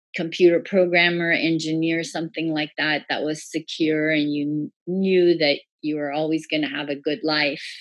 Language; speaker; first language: English; early bilingual, other home language; Persian